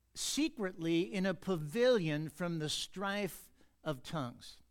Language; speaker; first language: English; native; English